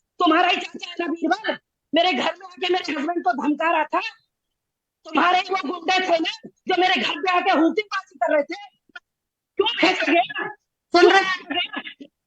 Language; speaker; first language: Hindi; native; Hindi